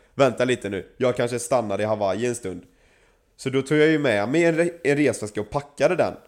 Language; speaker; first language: Swedish; native; Swedish